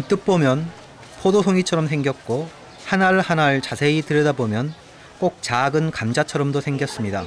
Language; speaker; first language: Korean; native; Korean